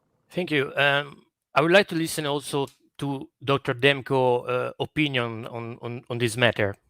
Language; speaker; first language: English; non-native, fluent; Italian